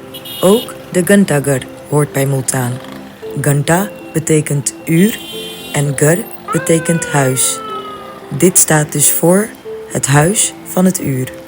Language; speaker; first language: Dutch; early bilingual, other home language; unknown